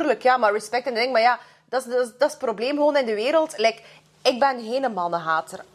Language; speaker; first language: Dutch; early bilingual, other home language; Russian